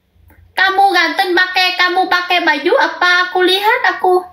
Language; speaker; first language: Indonesian; non-native, learner; Vietnamese